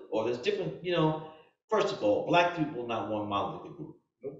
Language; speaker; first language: English; native; English